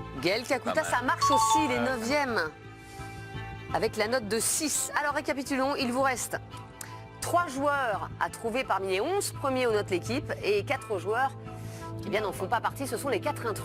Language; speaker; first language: French; native; French